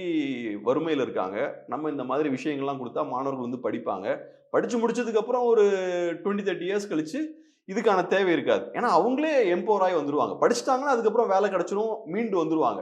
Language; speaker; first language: Tamil; native; Tamil